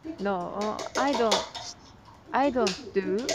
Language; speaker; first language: English; non-native, learner; Japanese